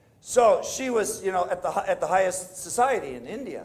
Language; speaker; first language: English; native; English